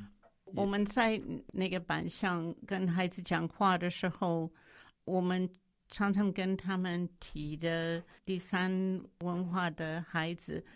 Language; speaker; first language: Chinese; non-native, fluent; English